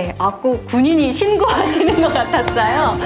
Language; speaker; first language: Korean; native; Korean